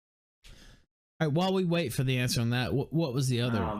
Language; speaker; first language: English; native; English